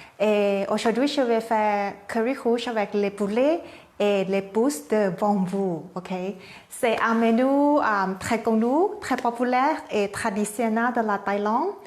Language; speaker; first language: French; non-native, learner; Thai